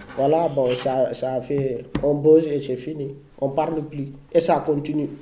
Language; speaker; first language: French; non-native, local second language; Fula